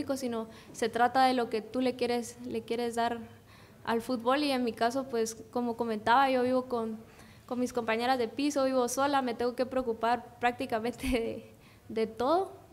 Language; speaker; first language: Spanish; native; Spanish